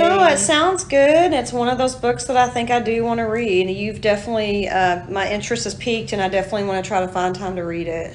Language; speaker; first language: English; native; English